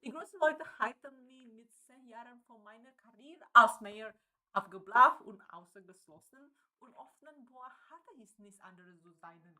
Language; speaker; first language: German; non-native, learner; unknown